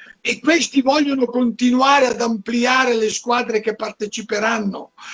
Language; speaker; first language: Italian; native; Italian